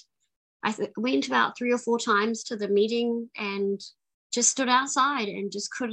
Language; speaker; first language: English; native; English